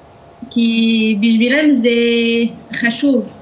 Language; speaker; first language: Hebrew; non-native, learner; French